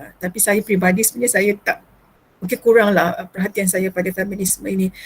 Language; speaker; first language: Malay; native; Malay